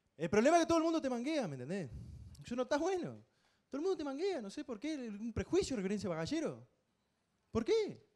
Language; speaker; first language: Spanish; native; Spanish